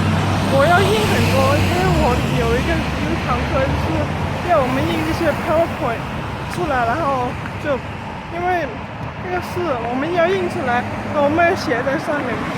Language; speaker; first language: Chinese; early bilingual, heritage; Chinese